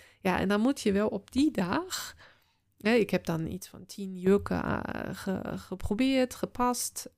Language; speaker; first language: Dutch; non-native, fluent; German